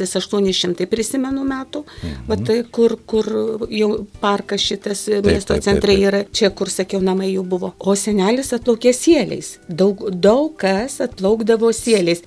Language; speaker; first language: Lithuanian; native; Lithuanian